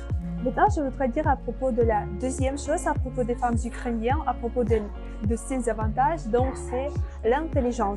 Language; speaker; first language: French; non-native, fluent; Russian